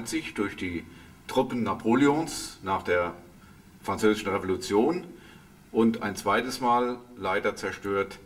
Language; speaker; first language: German; native; German